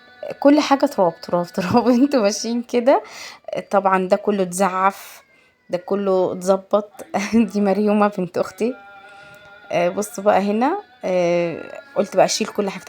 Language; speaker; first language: Arabic; native; Arabic